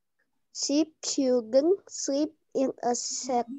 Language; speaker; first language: English; non-native, learner; Indonesian